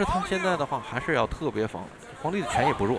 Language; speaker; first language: Chinese; native; Chinese